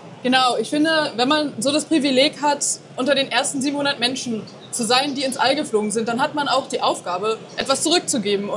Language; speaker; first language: German; native; German